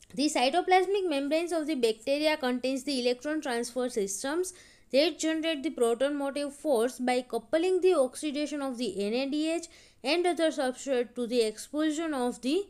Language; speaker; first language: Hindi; non-native, local second language; Gujarati